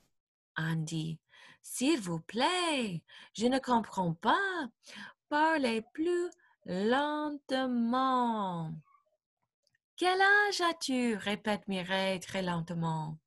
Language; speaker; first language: French; non-native, fluent; English